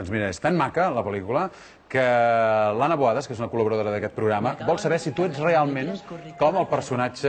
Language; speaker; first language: Catalan; native; Catalan